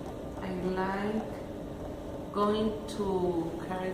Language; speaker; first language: English; non-native, learner; Spanish